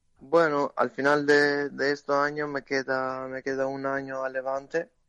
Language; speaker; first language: Spanish; non-native, learner; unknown